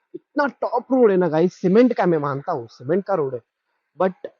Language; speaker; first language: Hindi; non-native, local second language; Marathi